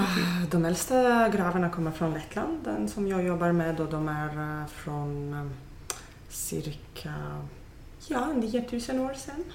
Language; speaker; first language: Swedish; non-native, fluent; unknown